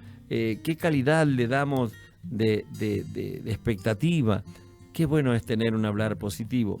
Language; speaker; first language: Spanish; native; Spanish